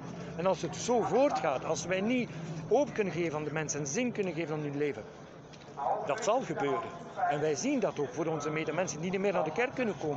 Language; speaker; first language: Dutch; non-native, local second language; French